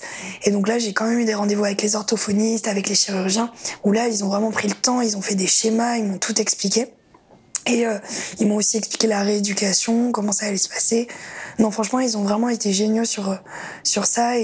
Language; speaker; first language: French; native; French